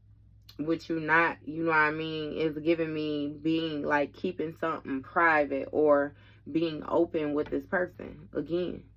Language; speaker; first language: English; native; English